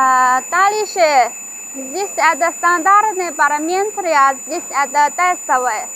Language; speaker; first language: Russian; non-native, learner; Chinese